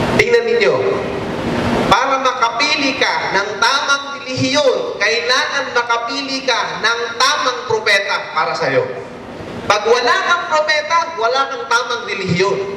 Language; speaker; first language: Filipino; non-native, local second language; Waray